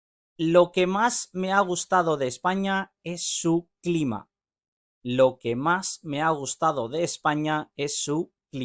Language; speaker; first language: Spanish; non-native, fluent; Urdu